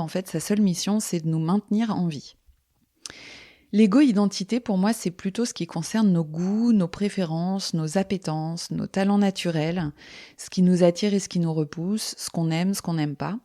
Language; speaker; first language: French; native; French